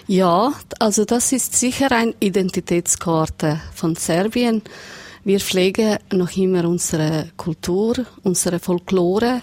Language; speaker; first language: German; non-native, learner; Serbian